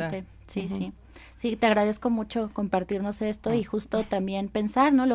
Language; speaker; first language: Spanish; native; Spanish